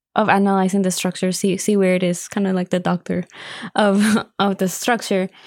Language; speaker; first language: English; non-native, fluent; Spanish